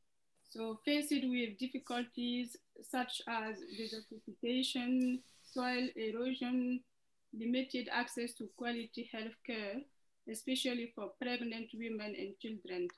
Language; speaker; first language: English; non-native, fluent; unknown